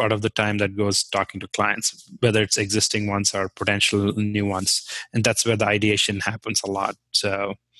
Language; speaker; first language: English; non-native, local second language; Kashmiri